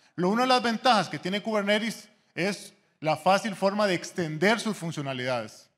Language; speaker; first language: Spanish; native; Spanish